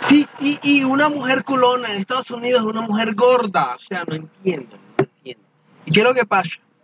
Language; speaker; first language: Spanish; native; Spanish